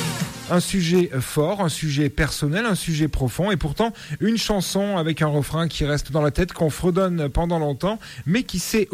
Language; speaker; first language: French; native; French